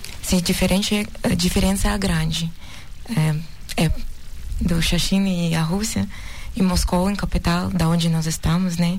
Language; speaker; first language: Portuguese; non-native, learner; Russian